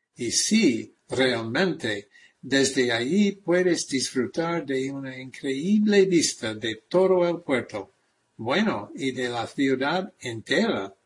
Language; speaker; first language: Spanish; non-native, fluent; English